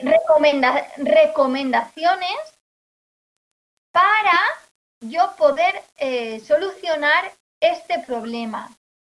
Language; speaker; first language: Spanish; native; Spanish